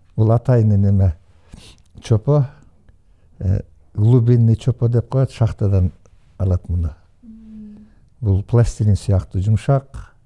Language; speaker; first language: Kyrgyz; non-native, local second language; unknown